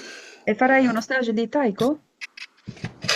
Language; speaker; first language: Italian; native; Italian